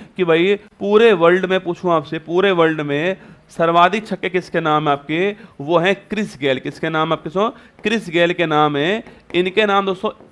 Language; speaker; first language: Hindi; native; Hindi